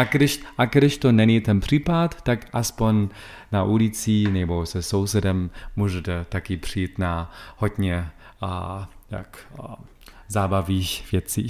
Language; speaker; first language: Czech; non-native, learner; German